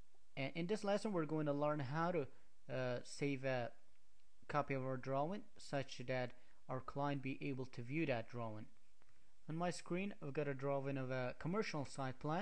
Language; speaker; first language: English; non-native, fluent; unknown